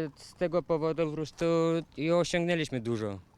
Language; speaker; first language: Polish; non-native, learner; Russian